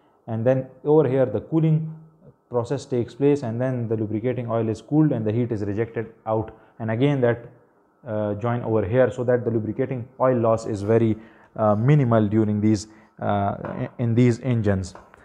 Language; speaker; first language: English; non-native, local second language; Urdu